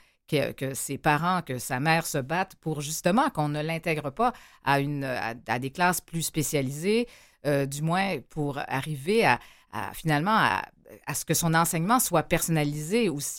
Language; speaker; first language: French; native; French